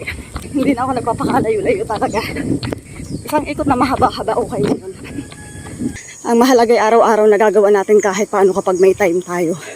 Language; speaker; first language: Filipino; native; Filipino